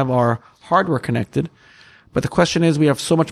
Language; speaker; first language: English; native; English